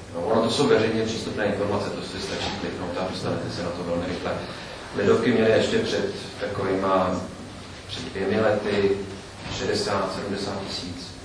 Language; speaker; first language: Czech; native; Czech